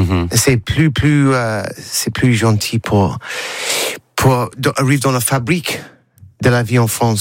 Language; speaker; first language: French; non-native, learner; English